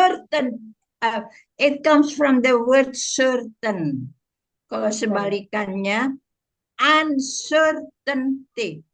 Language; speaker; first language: English; non-native, fluent; Indonesian